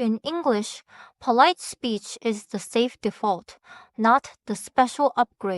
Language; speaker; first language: English; non-native, fluent; Korean